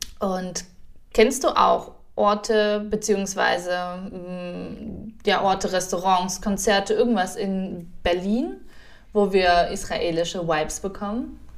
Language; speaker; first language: German; native; German